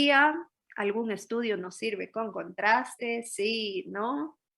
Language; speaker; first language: Spanish; native; Spanish